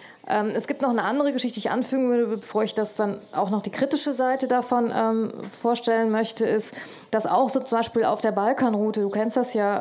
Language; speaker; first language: German; native; German